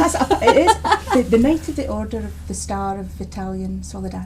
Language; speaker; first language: English; native; English